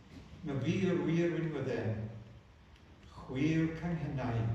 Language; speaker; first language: Welsh; native; Welsh